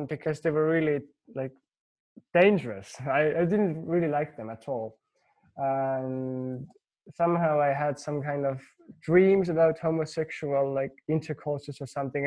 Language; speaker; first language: English; non-native, fluent; Estonian